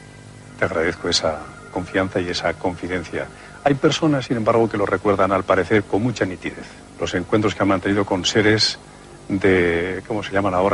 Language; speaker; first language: Spanish; native; Spanish